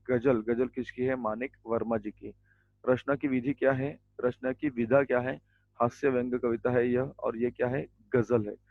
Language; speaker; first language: Hindi; non-native, local second language; Marathi